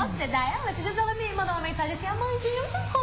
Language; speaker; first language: Portuguese; native; Portuguese